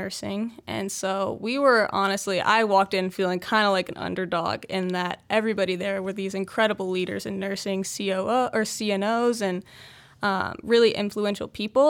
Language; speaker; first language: English; native; English